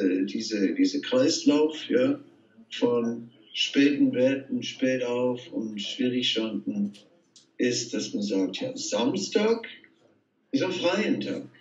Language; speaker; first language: German; non-native, fluent; Dutch